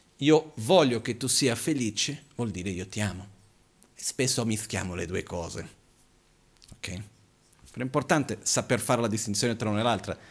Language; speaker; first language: Italian; non-native, fluent; Portuguese